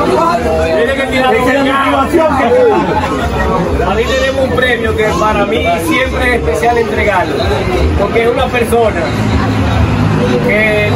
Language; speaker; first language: Spanish; native; Spanish